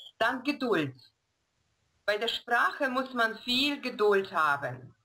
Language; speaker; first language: German; non-native, fluent; Russian